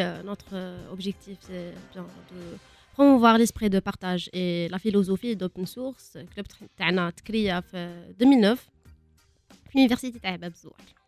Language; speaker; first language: French; non-native, local second language; Arabic